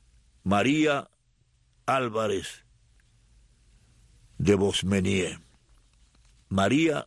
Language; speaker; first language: Spanish; native; Spanish